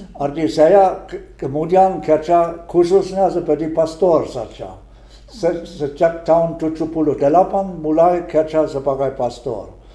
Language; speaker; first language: Indonesian; non-native, fluent; German